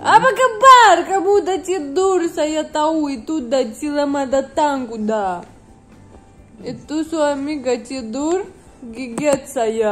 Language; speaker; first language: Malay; non-native, learner; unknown